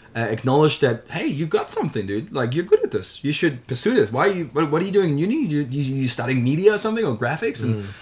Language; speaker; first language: English; non-native, fluent; German